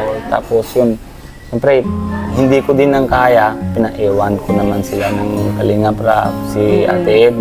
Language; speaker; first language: Filipino; non-native, learner; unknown